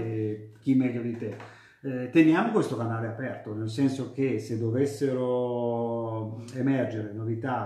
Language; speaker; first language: Italian; native; Italian